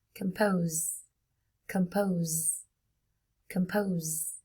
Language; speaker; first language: English; non-native, fluent; Vietnamese